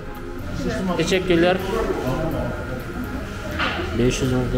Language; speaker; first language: Turkish; non-native, learner; Kazakh